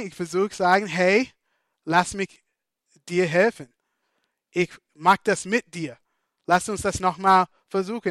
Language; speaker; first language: German; non-native, fluent; English